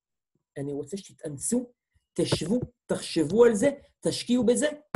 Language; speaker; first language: Hebrew; native; Hebrew